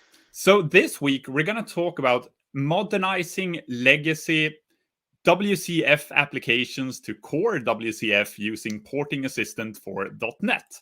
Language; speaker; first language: English; non-native, fluent; Swedish